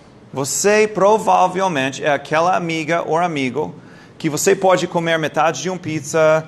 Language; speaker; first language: Portuguese; non-native, fluent; English